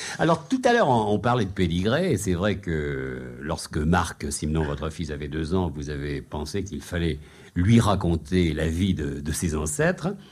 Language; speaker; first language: French; native; French